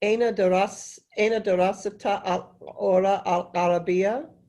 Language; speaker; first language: Arabic; non-native, learner; English